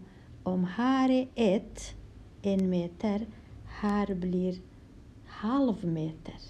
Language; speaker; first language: Swedish; non-native, fluent; Kurdish